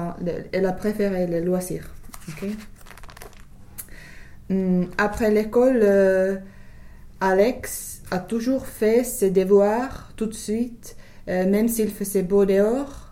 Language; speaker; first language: French; non-native, learner; English